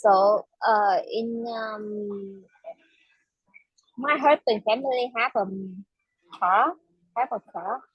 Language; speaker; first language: English; non-native, learner; Vietnamese